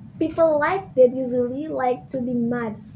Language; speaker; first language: English; non-native, learner; Indonesian